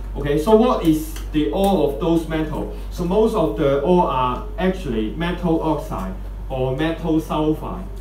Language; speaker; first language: English; non-native, local second language; Cantonese